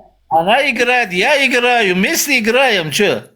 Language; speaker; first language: Russian; non-native, learner; Uzbek